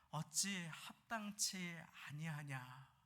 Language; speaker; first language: Korean; native; Korean